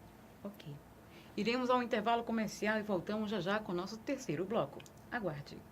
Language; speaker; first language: Portuguese; native; Portuguese